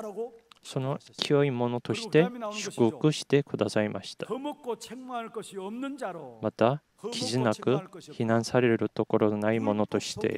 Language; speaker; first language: Japanese; non-native, fluent; Korean